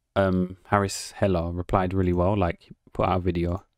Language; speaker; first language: English; native; English